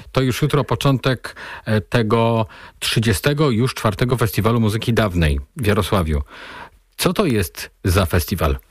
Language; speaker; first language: Polish; native; Polish